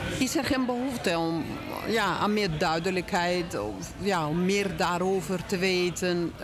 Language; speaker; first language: Dutch; non-native, fluent; Italian